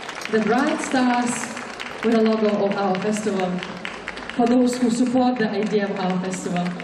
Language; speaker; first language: English; non-native, fluent; Lithuanian